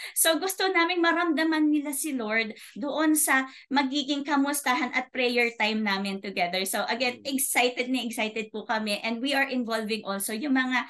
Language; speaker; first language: Filipino; native; Filipino